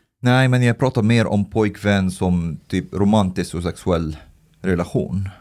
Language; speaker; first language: Swedish; early bilingual, other home language; Persian